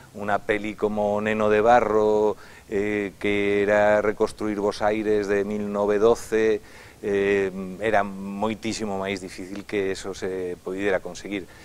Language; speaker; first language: Galician; non-native, local second language; Spanish